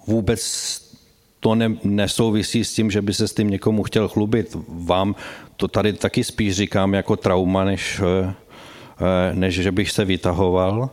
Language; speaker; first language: Czech; native; Czech